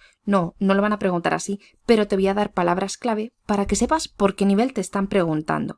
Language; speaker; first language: Spanish; native; Spanish